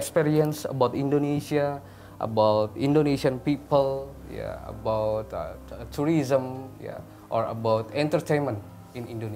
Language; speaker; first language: English; non-native, learner; Indonesian